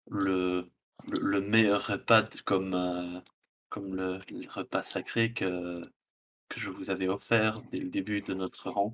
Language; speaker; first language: French; non-native, fluent; Dutch